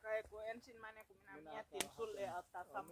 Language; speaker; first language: Finnish; non-native, learner; Thai